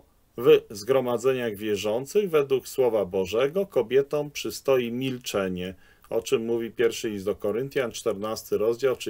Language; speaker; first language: Polish; native; Polish